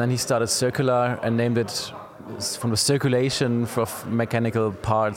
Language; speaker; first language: English; non-native, fluent; German